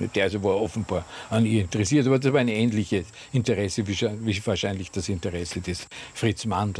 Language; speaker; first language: German; native; German